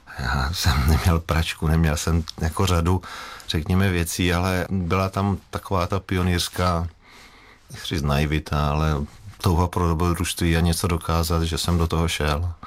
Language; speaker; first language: Czech; native; Czech